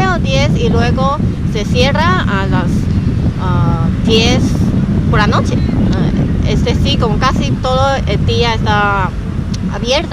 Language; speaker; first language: Spanish; non-native, learner; Chinese